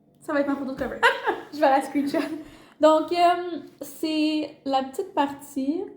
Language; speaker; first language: French; native; French